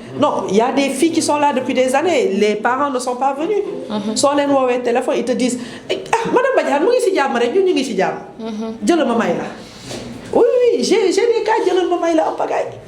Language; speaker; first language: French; non-native, local second language; Wolof